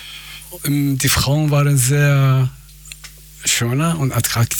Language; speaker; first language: German; non-native, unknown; Persian